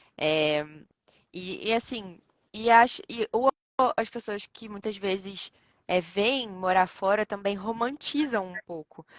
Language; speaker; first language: Portuguese; native; Portuguese